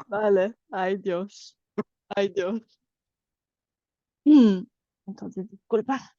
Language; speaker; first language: Spanish; non-native, fluent; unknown